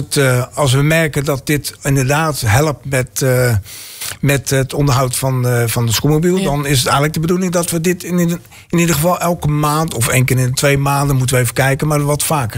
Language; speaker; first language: Dutch; native; Dutch